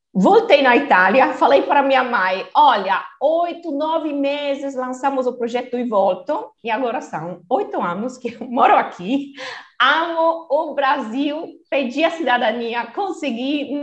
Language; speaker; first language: Portuguese; non-native, fluent; Italian